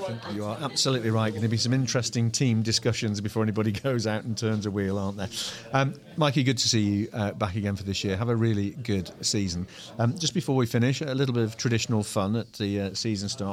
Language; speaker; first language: English; native; English